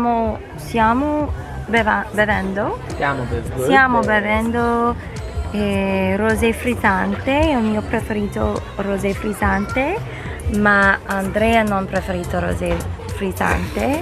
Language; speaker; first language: Italian; non-native, learner; English